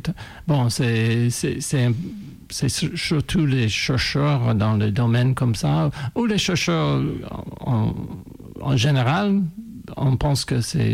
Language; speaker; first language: French; non-native, fluent; English